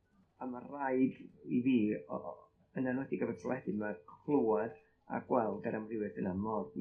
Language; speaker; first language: Welsh; native; Welsh